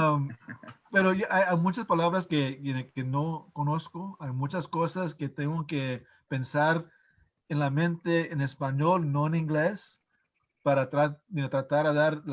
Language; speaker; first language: Spanish; early bilingual, heritage; English